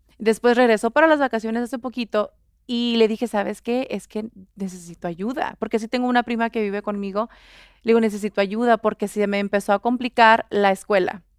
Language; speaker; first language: Spanish; early bilingual, heritage; Spanish